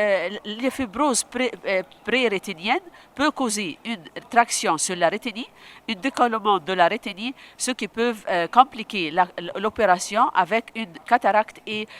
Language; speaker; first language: French; non-native, local second language; Arabic